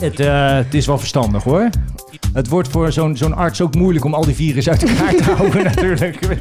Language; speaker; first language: Dutch; native; Dutch